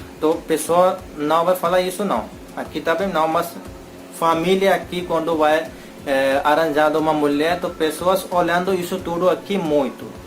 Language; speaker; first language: Portuguese; non-native, learner; Hindi